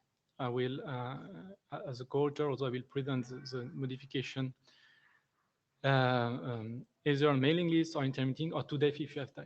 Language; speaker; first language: English; non-native, fluent; French